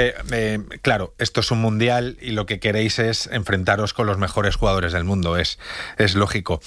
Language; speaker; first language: Spanish; native; Spanish